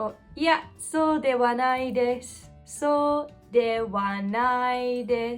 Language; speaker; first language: Japanese; non-native, fluent; English